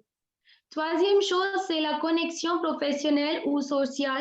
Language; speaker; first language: French; non-native, fluent; Hindi